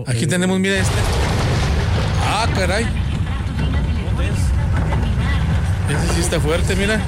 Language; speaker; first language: Spanish; native; Spanish